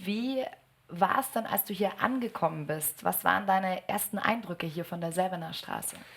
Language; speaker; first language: German; native; German